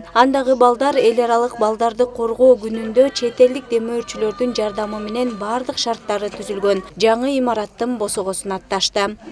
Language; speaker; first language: Kyrgyz; native; Kyrgyz